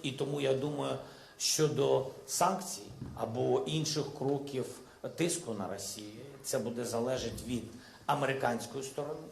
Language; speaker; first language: Ukrainian; non-native, local second language; Russian